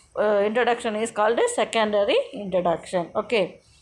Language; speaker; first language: English; non-native, local second language; Tamil